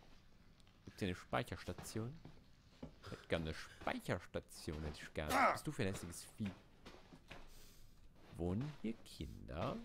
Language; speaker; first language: German; native; German